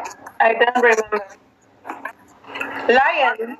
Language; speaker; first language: English; non-native, learner; Spanish